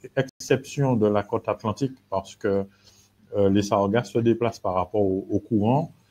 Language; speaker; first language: French; native; French